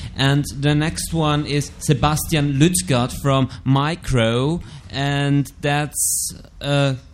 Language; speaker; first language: English; non-native, fluent; German